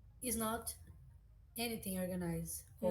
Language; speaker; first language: English; non-native, learner; Portuguese